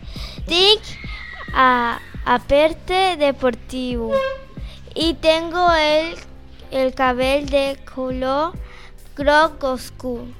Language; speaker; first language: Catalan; non-native, learner; Spanish